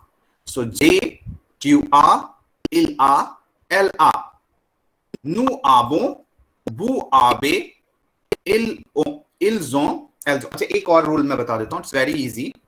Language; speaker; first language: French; non-native, learner; Hindi